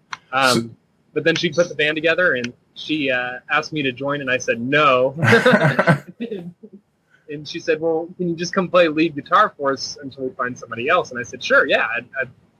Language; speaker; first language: English; native; English